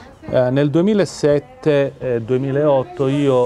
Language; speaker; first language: Italian; native; Italian